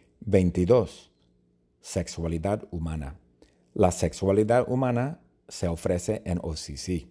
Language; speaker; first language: Spanish; non-native, fluent; English